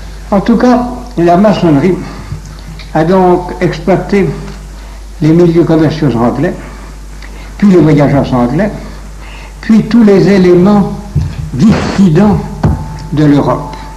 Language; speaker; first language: French; native; French